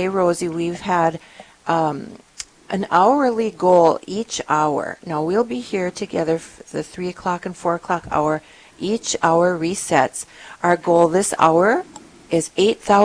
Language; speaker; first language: English; native; English